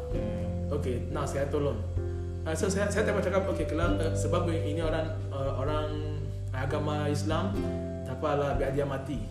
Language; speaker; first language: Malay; non-native, learner; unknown